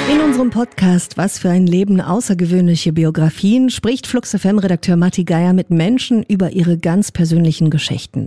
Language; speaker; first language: German; native; German